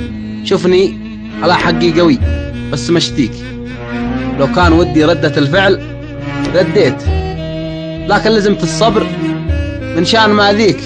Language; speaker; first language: Arabic; native; Arabic